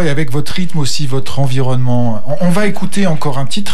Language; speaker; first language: French; native; French